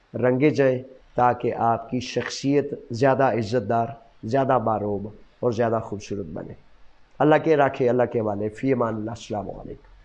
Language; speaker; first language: Urdu; non-native, local second language; Punjabi